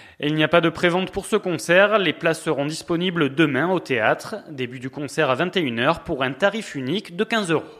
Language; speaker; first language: French; native; French